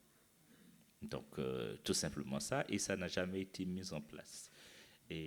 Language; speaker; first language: French; non-native, local second language; Haitian Creole